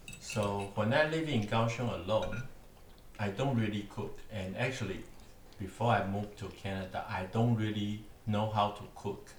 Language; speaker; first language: English; non-native, learner; Chinese